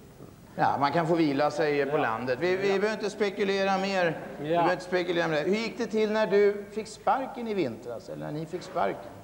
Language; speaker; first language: Swedish; native; Swedish